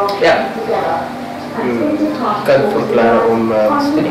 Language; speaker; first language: Norwegian; non-native, learner; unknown